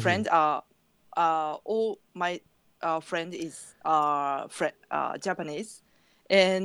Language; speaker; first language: English; non-native, learner; Japanese